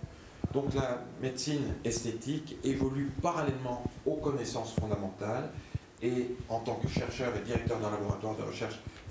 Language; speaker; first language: French; native; French